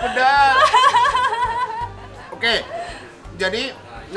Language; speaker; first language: Indonesian; non-native, fluent; Japanese